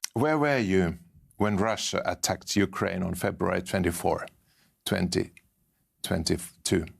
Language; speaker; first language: English; non-native, fluent; Finnish